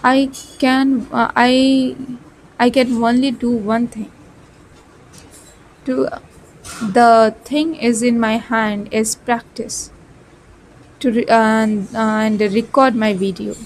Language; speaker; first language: English; non-native, learner; Bhojpuri